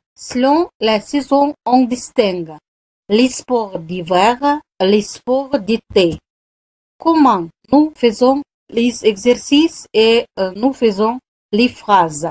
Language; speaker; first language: French; non-native, fluent; Kazakh